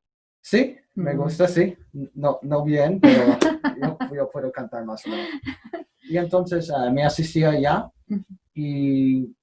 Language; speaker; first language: Spanish; non-native, learner; English